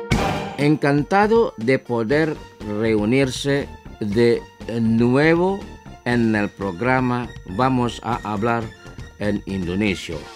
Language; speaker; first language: Spanish; non-native, fluent; Indonesian